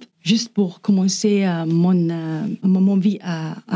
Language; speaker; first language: French; non-native, learner; Arabic